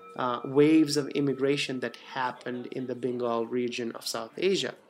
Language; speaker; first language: English; non-native, fluent; Bangla